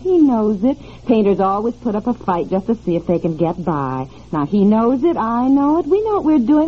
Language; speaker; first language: English; native; English